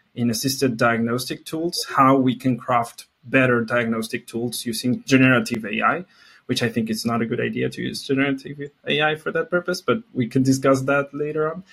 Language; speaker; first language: English; non-native, fluent; Spanish